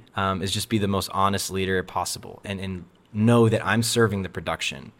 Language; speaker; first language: English; native; English